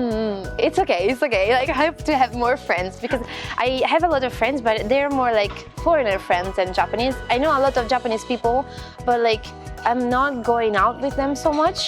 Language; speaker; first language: English; non-native, fluent; Italian